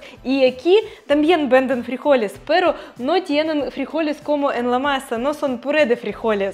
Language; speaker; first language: Spanish; non-native, fluent; Russian